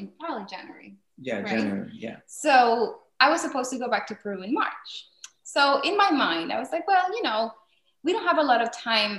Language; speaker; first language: English; non-native, fluent; Spanish